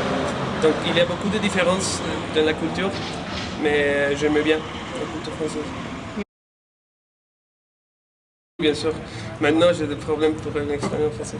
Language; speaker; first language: French; non-native, fluent; Spanish